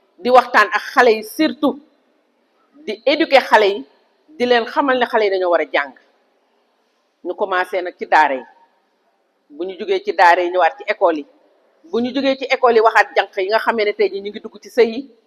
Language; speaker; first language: Wolof; native; Wolof